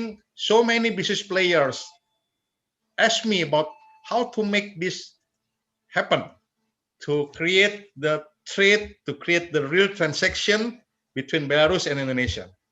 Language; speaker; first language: English; non-native, fluent; Indonesian